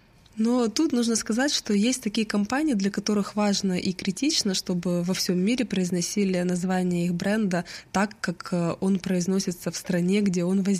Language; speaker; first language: Russian; native; Russian